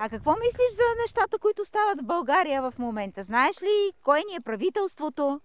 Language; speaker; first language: Bulgarian; native; Bulgarian